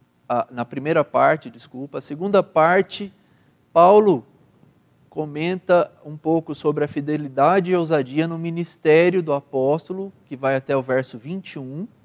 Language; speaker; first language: Portuguese; native; Portuguese